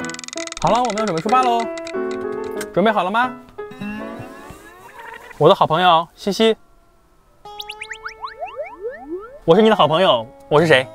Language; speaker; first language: Chinese; native; Chinese